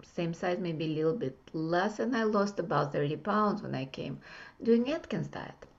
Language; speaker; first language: English; non-native, fluent; Russian